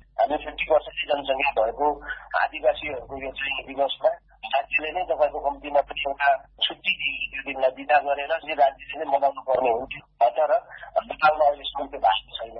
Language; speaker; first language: Nepali; non-native, local second language; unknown